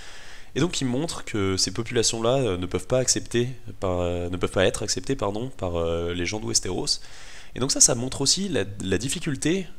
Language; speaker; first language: French; native; French